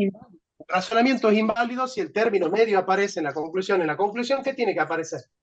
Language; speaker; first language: Spanish; native; Spanish